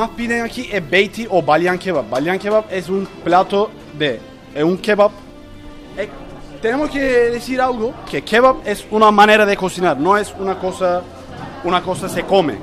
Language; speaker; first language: Spanish; non-native, fluent; Turkish